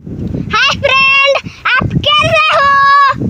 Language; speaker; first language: Hindi; non-native, local second language; Marathi